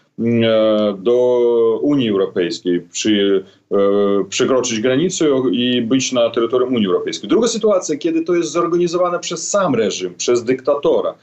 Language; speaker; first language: Polish; non-native, fluent; Belarusian